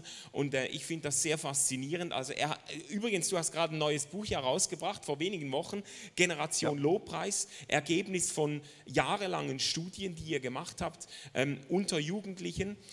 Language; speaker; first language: German; native; German